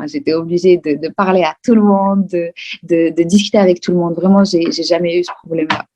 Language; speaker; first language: French; non-native, local second language; Arabic